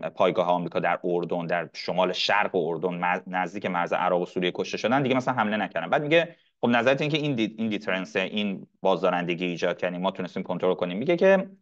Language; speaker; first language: Persian; non-native, local second language; Arabic